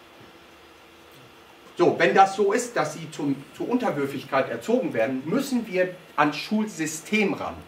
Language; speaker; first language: German; native; German